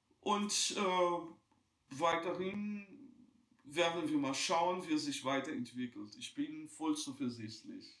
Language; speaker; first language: German; non-native, fluent; Portuguese